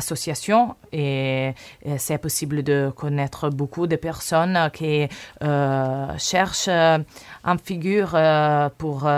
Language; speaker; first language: French; non-native, learner; Italian